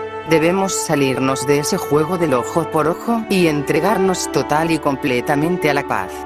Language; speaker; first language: Spanish; native; Spanish